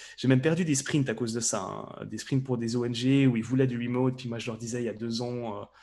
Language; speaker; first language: French; native; French